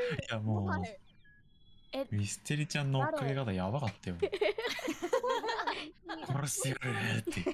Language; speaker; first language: Japanese; native; Japanese